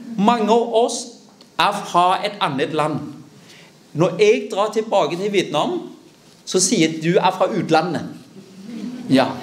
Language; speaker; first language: Norwegian; early bilingual, other home language; Vietnamese